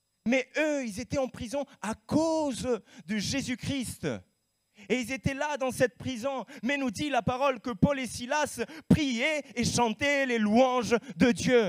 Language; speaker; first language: French; native; French